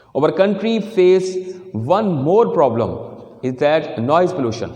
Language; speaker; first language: English; non-native, local second language; Urdu